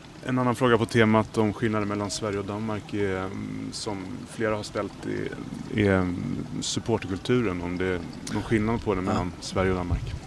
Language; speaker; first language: Swedish; native; Swedish